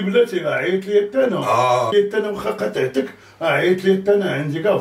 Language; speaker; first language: Arabic; native; Arabic